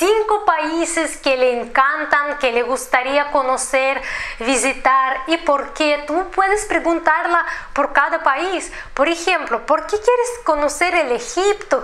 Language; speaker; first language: Spanish; non-native, fluent; Russian